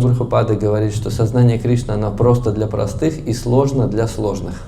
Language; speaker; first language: Russian; native; Russian